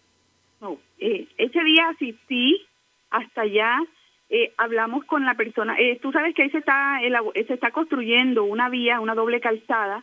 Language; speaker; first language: Spanish; native; Spanish